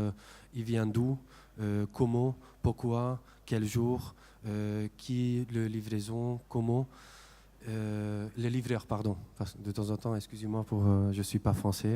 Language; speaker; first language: French; non-native, fluent; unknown